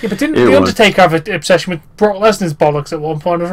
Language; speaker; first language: English; native; English